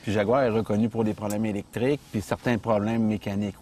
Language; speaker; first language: French; native; French